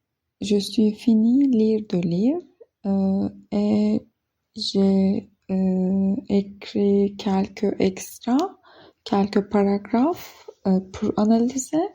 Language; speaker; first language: French; non-native, learner; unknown